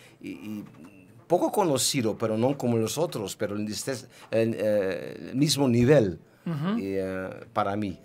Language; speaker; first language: Spanish; non-native, learner; Dutch